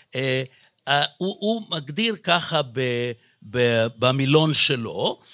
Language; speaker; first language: Hebrew; non-native, fluent; Hungarian